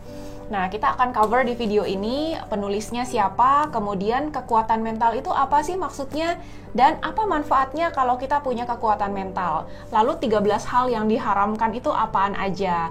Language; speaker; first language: Indonesian; native; Indonesian